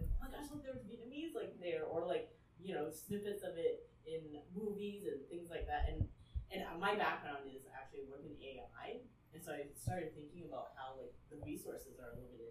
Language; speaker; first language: English; early bilingual, other home language; Vietnamese